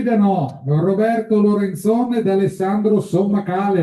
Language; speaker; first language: Italian; native; Italian